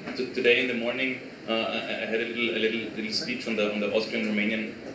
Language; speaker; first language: English; non-native, fluent; German